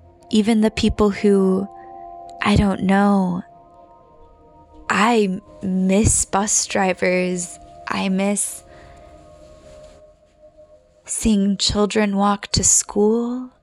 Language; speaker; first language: English; early bilingual, other home language; Spanish